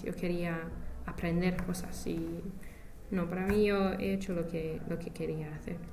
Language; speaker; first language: Spanish; non-native, fluent; English